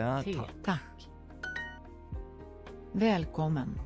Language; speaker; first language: Swedish; non-native, learner; English